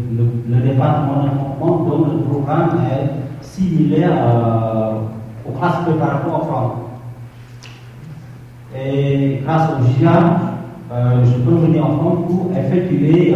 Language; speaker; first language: French; non-native, fluent; Khmer